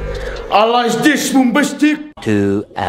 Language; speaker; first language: Arabic; native; Arabic